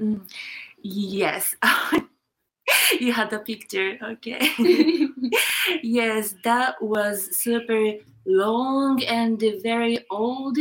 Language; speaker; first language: English; non-native, fluent; Japanese